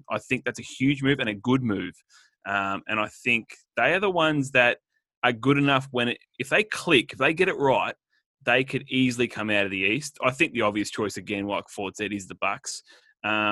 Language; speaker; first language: English; native; English